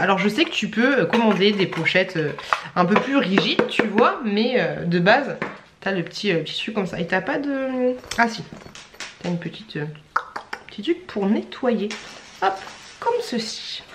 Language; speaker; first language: French; native; French